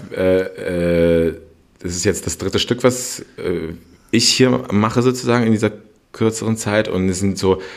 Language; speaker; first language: German; non-native, fluent; Russian